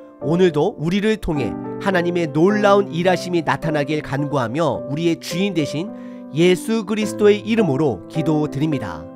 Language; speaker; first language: Korean; native; Korean